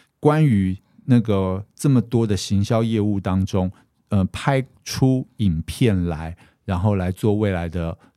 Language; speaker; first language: Chinese; native; Chinese